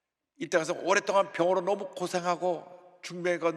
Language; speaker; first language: Korean; native; Korean